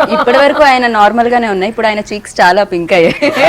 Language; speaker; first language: Telugu; native; Telugu